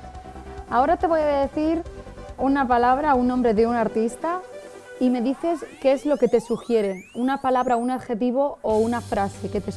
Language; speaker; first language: Spanish; native; Spanish